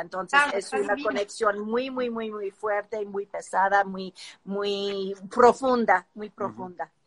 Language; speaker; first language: Spanish; non-native, learner; English